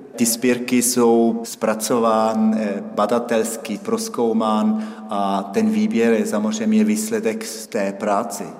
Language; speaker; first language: Czech; non-native, fluent; German